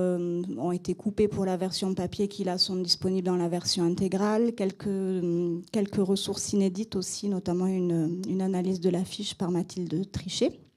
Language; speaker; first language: French; native; French